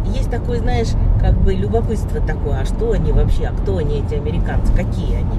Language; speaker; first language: Russian; native; Russian